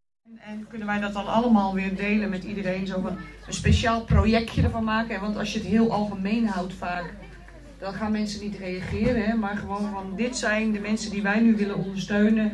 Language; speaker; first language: Dutch; native; Dutch